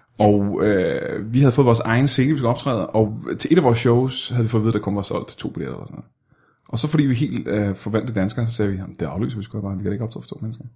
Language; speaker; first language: Danish; native; Danish